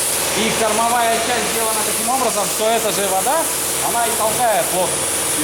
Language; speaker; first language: Russian; native; Russian